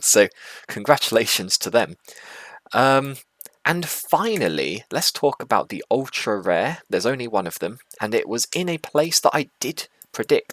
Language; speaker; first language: English; native; English